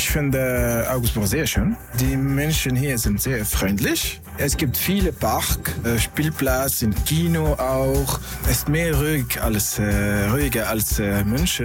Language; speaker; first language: German; non-native, learner; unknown